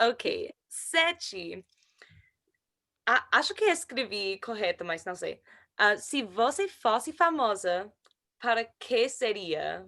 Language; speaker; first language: Portuguese; non-native, learner; English